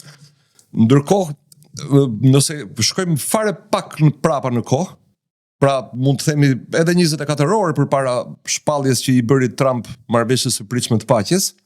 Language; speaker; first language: Albanian; native; Albanian